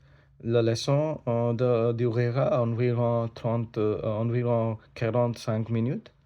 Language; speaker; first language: French; non-native, learner; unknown